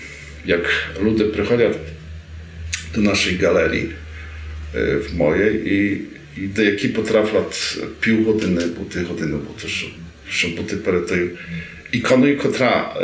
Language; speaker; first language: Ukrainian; early bilingual, heritage; Rusyn